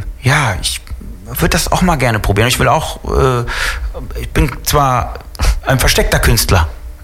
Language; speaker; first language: German; native; German